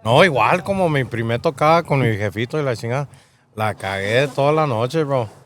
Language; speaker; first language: Spanish; early bilingual, heritage; Spanish